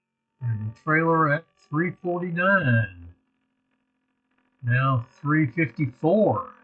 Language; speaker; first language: English; native; English